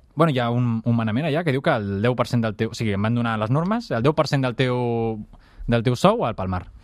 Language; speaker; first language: Catalan; native; Catalan